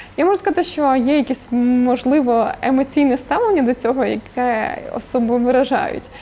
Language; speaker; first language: Ukrainian; native; Ukrainian